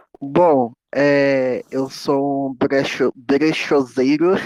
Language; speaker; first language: Portuguese; native; Portuguese